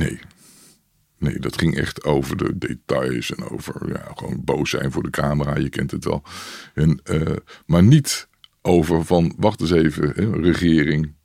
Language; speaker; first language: Dutch; native; Dutch